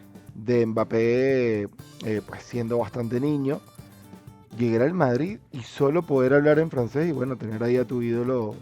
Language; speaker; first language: Spanish; native; Spanish